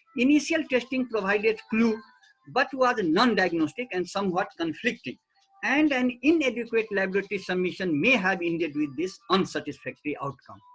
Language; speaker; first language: English; non-native, local second language; Nepali